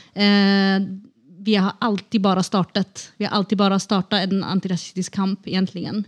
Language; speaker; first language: Norwegian; non-native, fluent; Kurdish